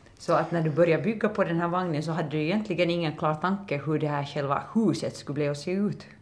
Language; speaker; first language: Swedish; native; Swedish